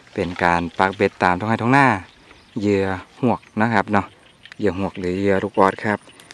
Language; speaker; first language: Thai; native; Thai